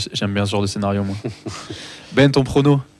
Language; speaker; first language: French; native; French